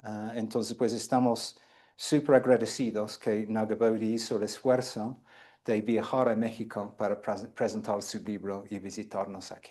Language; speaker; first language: Spanish; non-native, fluent; English